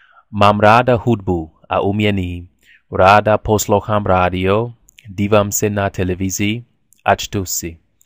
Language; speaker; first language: Czech; non-native, learner; English